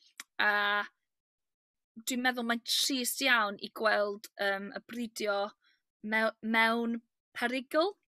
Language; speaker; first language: Welsh; non-native, learner; English